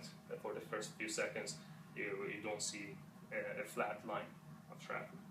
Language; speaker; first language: English; non-native, fluent; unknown